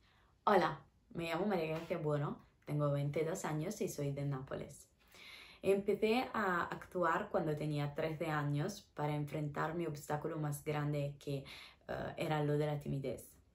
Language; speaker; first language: Spanish; non-native, fluent; Italian